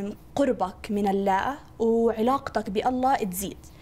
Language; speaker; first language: Arabic; native; Arabic